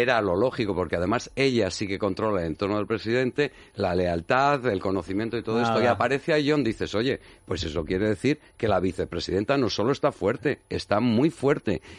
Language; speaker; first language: Spanish; native; Spanish